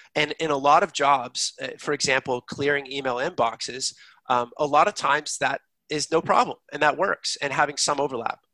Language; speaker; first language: English; native; English